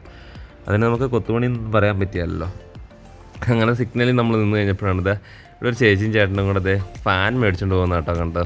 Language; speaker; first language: Malayalam; native; Malayalam